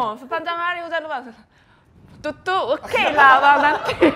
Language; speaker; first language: Malay; non-native, learner; Korean